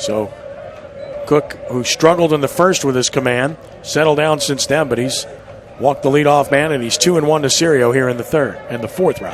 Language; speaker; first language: English; native; English